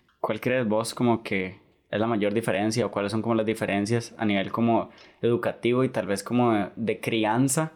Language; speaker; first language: Spanish; native; Spanish